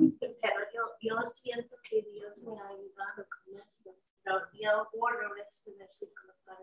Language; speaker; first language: Spanish; non-native, learner; English